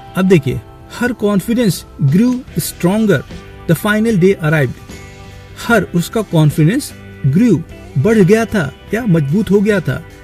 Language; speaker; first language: Hindi; native; Hindi